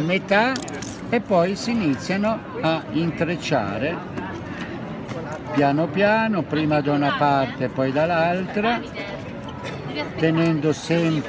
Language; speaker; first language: Italian; native; Italian